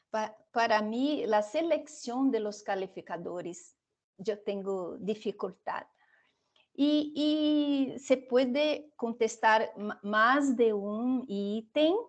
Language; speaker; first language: Spanish; non-native, fluent; Portuguese